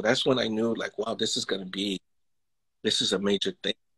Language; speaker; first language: English; early bilingual, other home language; Spanish